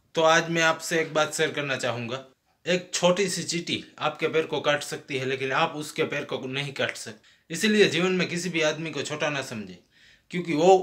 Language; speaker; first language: Hindi; non-native, local second language; Gujarati